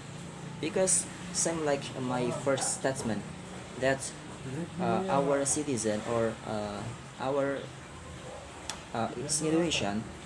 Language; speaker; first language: English; non-native, learner; Indonesian